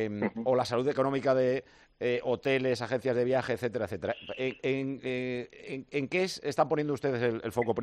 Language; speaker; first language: Spanish; native; Spanish